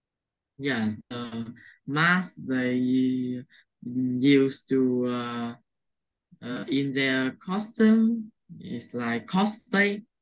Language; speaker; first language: English; non-native, learner; Vietnamese